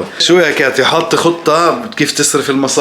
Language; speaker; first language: Arabic; native; Arabic